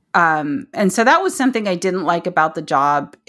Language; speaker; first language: English; native; English